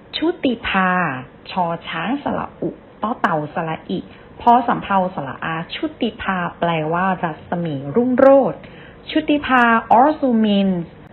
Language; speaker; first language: Thai; native; Thai